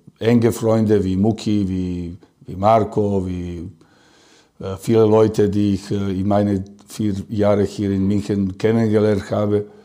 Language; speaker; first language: German; non-native, learner; Serbian